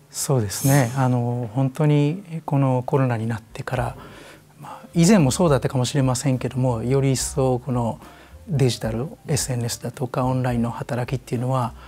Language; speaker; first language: Japanese; native; Japanese